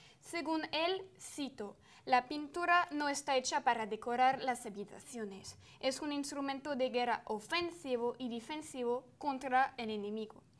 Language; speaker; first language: Spanish; non-native, fluent; French